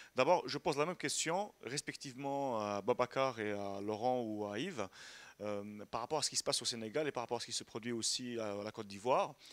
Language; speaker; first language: French; non-native, local second language; Arabic